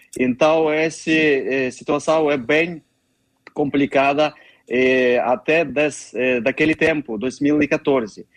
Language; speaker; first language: Portuguese; non-native, learner; Ukrainian